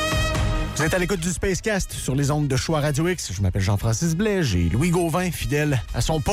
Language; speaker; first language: French; native; French